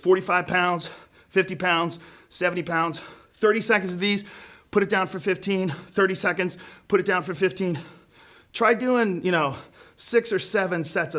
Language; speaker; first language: English; native; English